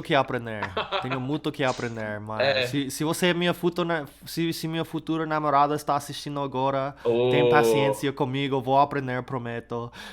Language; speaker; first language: Portuguese; non-native, fluent; English